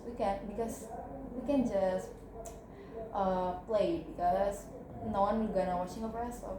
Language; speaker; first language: English; non-native, learner; Indonesian